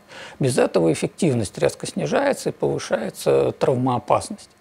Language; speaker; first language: Russian; native; Russian